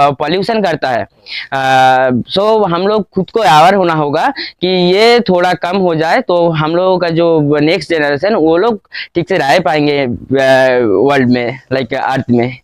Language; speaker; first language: Hindi; non-native, local second language; Bangla